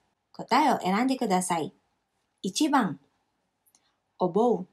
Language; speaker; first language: Japanese; non-native, fluent; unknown